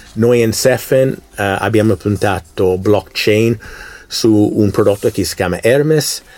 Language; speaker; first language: Italian; non-native, fluent; English